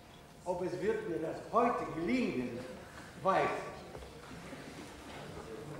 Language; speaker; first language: German; non-native, fluent; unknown